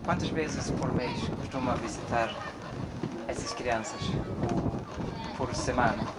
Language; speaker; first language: Portuguese; non-native, learner; Swedish